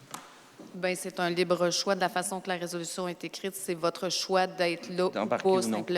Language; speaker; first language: French; native; French